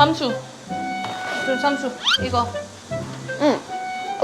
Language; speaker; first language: Korean; non-native, fluent; German